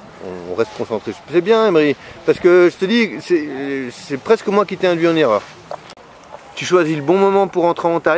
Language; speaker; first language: French; native; French